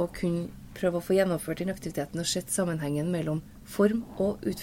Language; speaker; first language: Norwegian; native; Norwegian